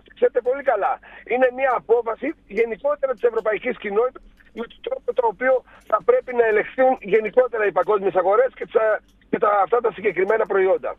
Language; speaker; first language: Greek; native; Greek